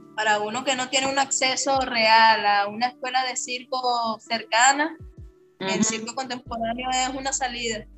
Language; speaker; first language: Spanish; native; Spanish